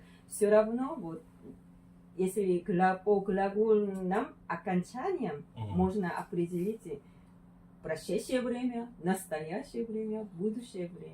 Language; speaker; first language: Russian; non-native, fluent; Korean